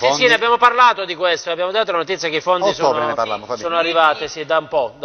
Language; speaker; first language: Italian; native; Italian